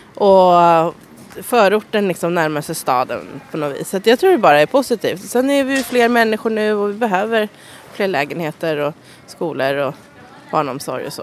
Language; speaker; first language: Swedish; native; Swedish